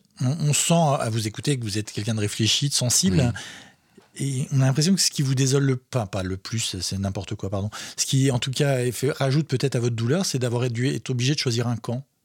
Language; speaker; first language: French; native; French